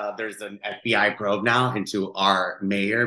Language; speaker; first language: English; non-native, fluent; Spanish